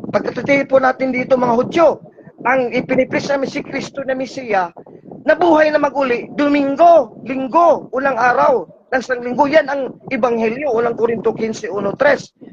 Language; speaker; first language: Filipino; non-native, local second language; Cebuano